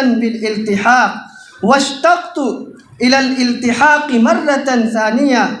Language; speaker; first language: Arabic; non-native, fluent; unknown